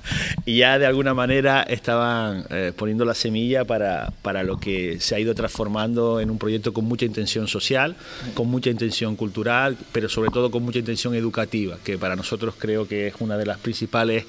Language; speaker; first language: Spanish; native; Spanish